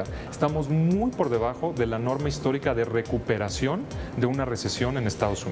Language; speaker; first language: Spanish; native; Spanish